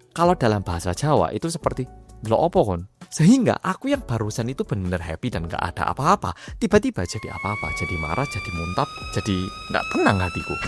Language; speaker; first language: Indonesian; early bilingual, other home language; Korean